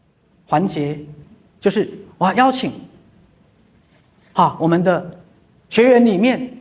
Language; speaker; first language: Chinese; native; Chinese